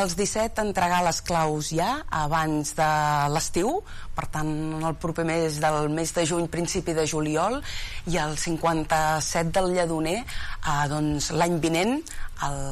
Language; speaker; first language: Catalan; native; Catalan